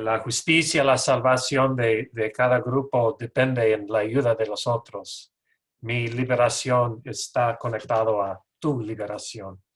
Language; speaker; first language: Spanish; non-native, learner; English